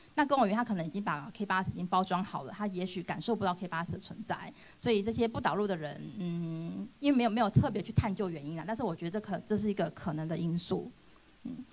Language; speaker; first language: Chinese; native; Chinese